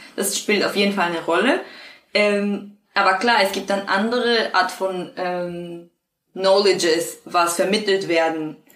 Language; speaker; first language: German; non-native, fluent; Spanish